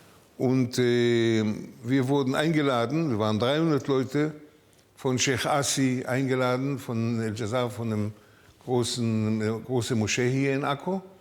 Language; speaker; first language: German; early bilingual, heritage; German